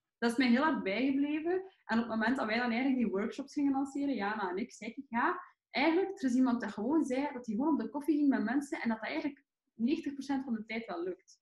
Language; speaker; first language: Dutch; early bilingual, other home language; Arabic